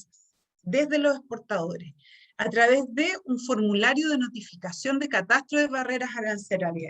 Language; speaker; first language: Spanish; native; Spanish